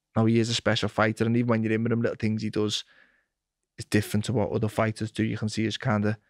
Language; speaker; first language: English; native; English